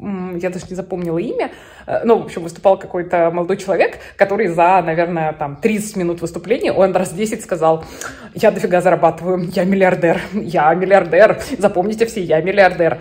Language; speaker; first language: Russian; native; Russian